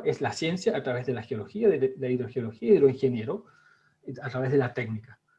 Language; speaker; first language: Spanish; native; Spanish